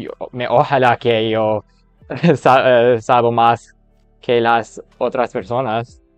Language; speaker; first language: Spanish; non-native, learner; English